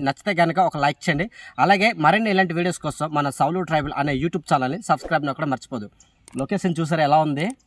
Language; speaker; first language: Telugu; non-native, local second language; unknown